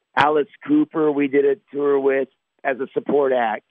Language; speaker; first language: English; native; English